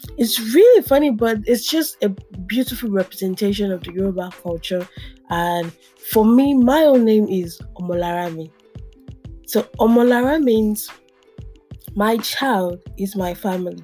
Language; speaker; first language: English; non-native, local second language; Yoruba